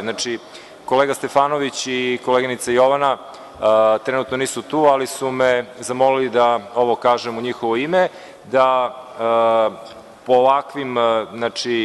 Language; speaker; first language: Serbian; native; Serbian